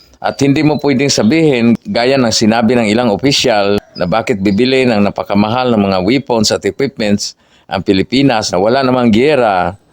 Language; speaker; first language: Filipino; non-native, local second language; Cebuano